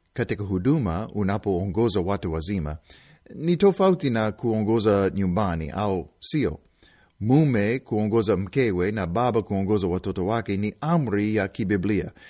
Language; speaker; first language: Swahili; non-native, fluent; English